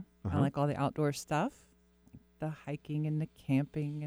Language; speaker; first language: English; native; English